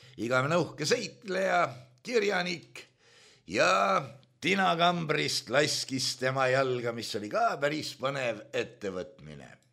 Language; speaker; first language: Estonian; native; Estonian